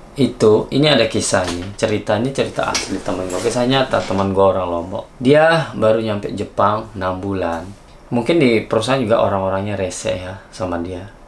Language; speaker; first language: Indonesian; native; Indonesian